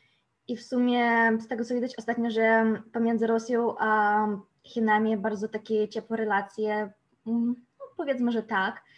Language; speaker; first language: Polish; non-native, fluent; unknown